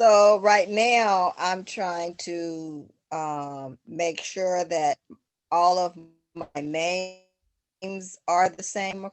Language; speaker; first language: English; native; English